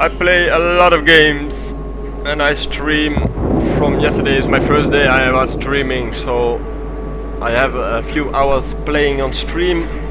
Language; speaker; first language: English; non-native, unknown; Dutch